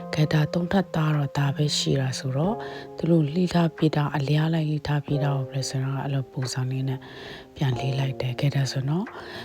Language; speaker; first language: Burmese; non-native, local second language; Kachin